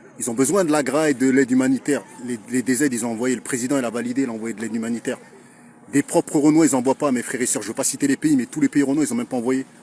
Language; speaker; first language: French; early bilingual, other home language; Lingala